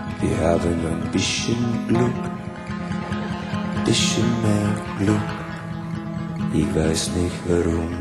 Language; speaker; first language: German; non-native, learner; English